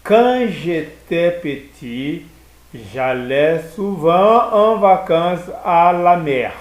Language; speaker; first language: French; non-native, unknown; Portuguese